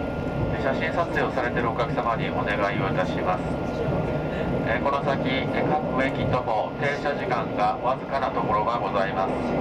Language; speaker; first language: Japanese; native; Japanese